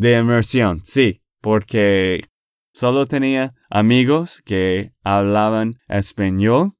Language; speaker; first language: Spanish; non-native, fluent; English